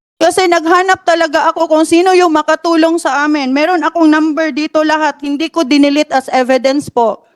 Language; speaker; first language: Filipino; non-native, local second language; Cebuano